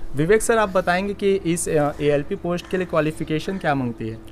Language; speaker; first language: Hindi; native; Hindi